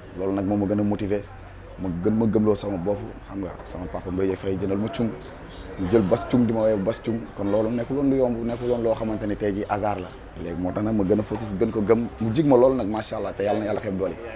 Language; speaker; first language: Wolof; native; Wolof